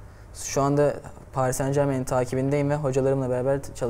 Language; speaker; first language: Turkish; native; Turkish